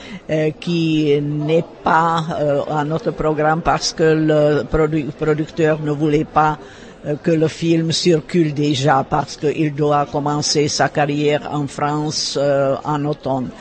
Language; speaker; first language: French; non-native, fluent; Czech